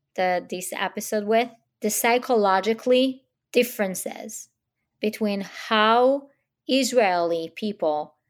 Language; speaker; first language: English; non-native, fluent; Hebrew